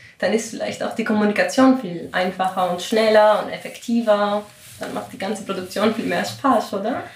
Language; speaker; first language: German; non-native, fluent; Greek